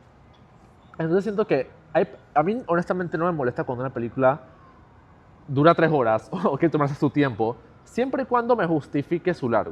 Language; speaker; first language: Spanish; native; Spanish